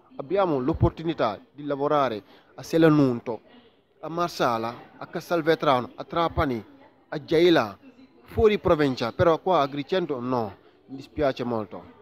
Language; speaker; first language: Italian; non-native, fluent; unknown